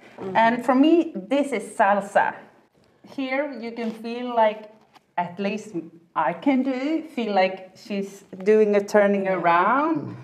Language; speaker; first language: English; non-native, fluent; Swedish